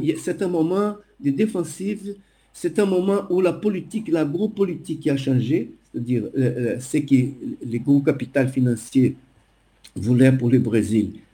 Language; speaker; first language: French; non-native, fluent; Portuguese